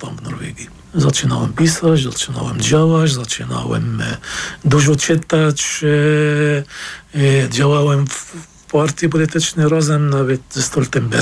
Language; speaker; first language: Polish; non-native, fluent; Arabic